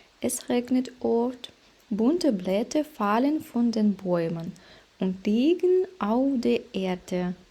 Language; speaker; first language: German; non-native, fluent; Ukrainian